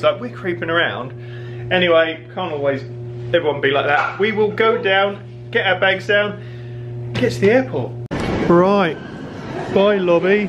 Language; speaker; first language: English; native; English